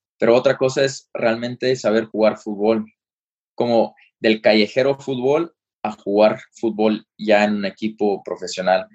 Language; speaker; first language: Spanish; early bilingual, heritage; Spanish